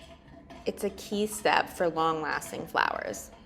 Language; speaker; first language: English; native; English